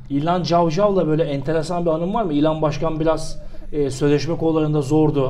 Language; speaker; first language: Turkish; native; Turkish